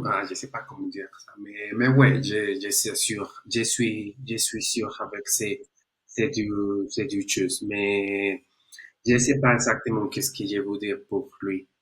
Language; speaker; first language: French; non-native, learner; Spanish